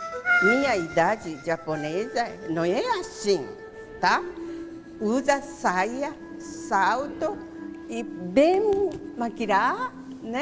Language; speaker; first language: Portuguese; non-native, learner; Japanese